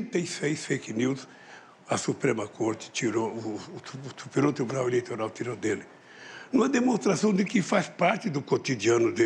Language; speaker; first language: Portuguese; native; Portuguese